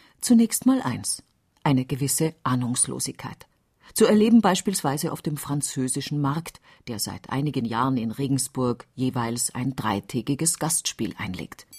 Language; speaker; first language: German; native; German